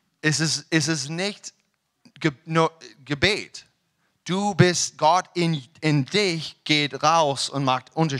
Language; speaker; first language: German; non-native, learner; English